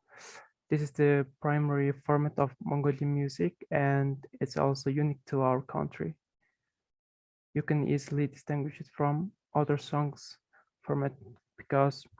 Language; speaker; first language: English; non-native, fluent; Mongolian